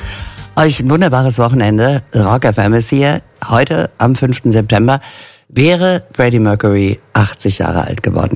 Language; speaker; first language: German; native; German